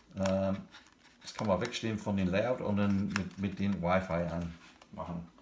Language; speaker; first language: German; non-native, learner; English